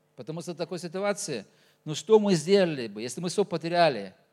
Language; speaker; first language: Russian; non-native, fluent; Norwegian